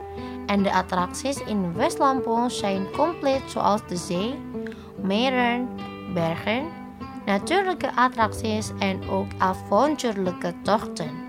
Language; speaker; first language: Dutch; non-native, fluent; Indonesian